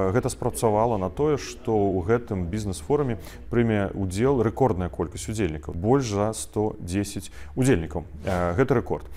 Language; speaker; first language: Belarusian; non-native, local second language; Russian